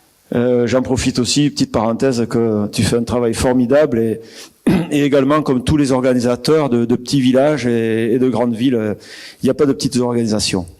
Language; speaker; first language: French; native; French